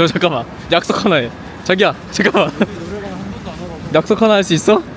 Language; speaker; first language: Korean; native; Korean